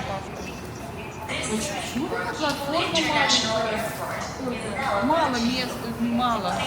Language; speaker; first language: Russian; native; Russian